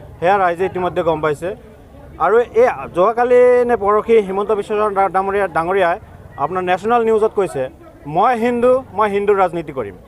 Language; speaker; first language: Assamese; non-native, local second language; Bangla